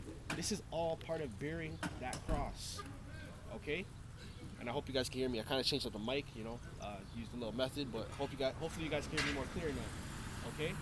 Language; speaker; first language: English; native; English